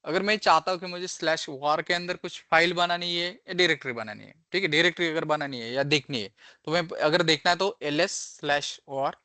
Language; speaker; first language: Hindi; non-native, local second language; Marathi